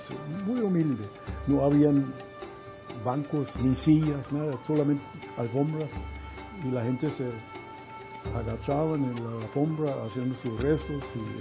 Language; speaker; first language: Spanish; non-native, fluent; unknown